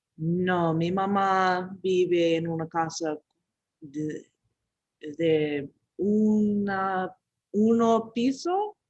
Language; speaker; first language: Spanish; non-native, learner; English